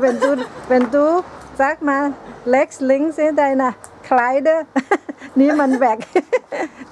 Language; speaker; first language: German; non-native, learner; Thai